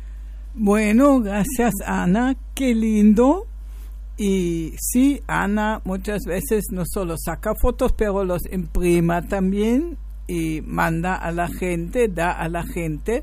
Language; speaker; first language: Spanish; non-native, fluent; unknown